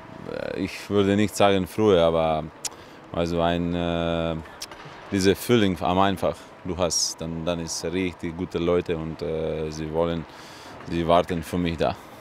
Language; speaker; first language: German; non-native, learner; Russian